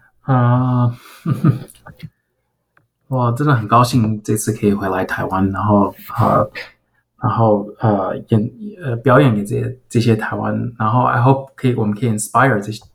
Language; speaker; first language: Chinese; early bilingual, heritage; Chinese